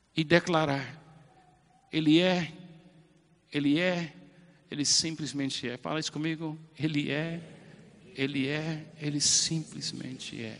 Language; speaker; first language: Portuguese; non-native, fluent; English